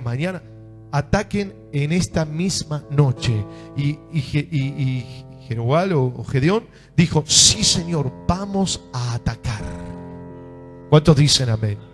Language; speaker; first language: Spanish; native; Spanish